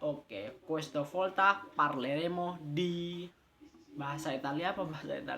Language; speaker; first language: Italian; non-native, learner; Indonesian